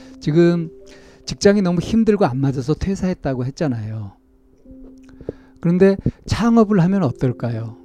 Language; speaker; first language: Korean; native; Korean